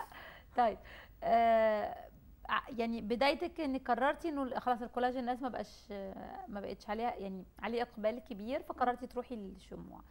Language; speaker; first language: Arabic; native; Arabic